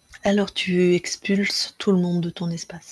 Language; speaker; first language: French; native; French